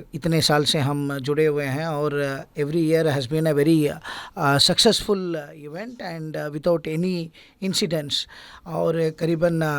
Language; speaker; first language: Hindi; non-native, local second language; Gujarati